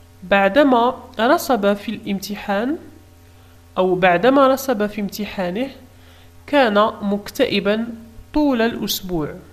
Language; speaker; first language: Arabic; native; Arabic